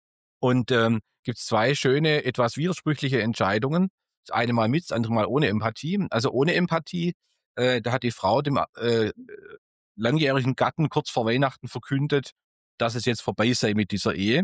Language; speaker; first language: German; native; German